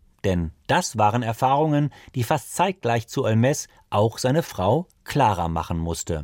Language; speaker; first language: German; native; German